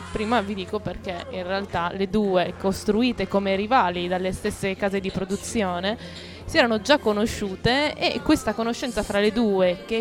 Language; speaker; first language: Italian; native; Italian